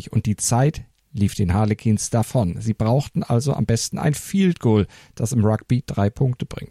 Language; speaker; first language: German; native; German